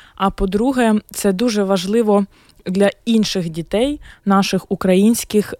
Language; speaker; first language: Ukrainian; non-native, local second language; Russian